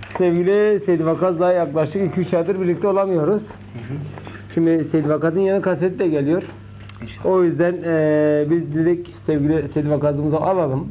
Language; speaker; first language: Turkish; native; Turkish